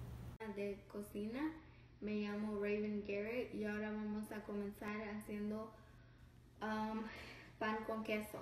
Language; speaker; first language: Spanish; early bilingual, heritage; Spanish